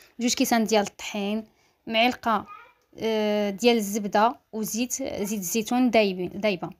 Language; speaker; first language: Arabic; native; Arabic